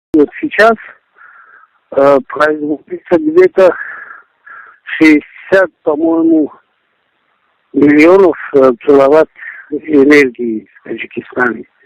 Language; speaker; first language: Russian; non-native, local second language; Tajik